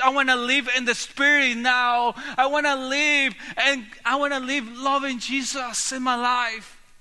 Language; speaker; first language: English; non-native, learner; Spanish